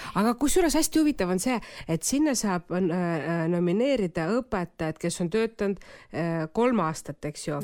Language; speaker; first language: Estonian; non-native, local second language; Russian